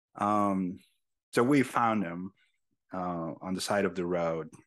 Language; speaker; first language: English; non-native, fluent; Spanish